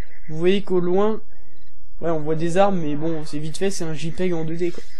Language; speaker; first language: French; native; French